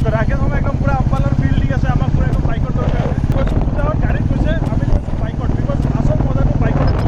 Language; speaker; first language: Assamese; native; Assamese